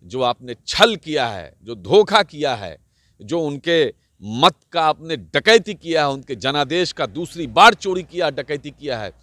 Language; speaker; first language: Hindi; native; Hindi